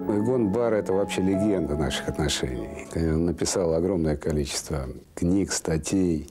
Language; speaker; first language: Russian; native; Russian